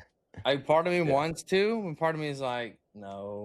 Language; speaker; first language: English; native; English